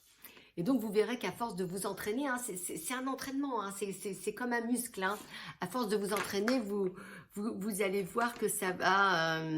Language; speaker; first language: French; native; French